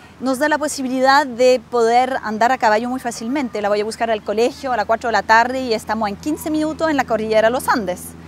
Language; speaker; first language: Spanish; non-native, fluent; French